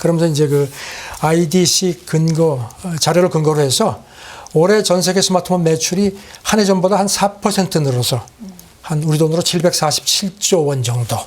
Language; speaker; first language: Korean; native; Korean